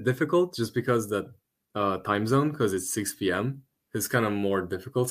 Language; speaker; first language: English; non-native, fluent; Romanian